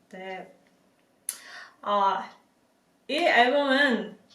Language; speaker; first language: Korean; non-native, learner; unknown